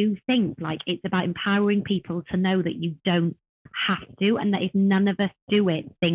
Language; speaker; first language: English; native; English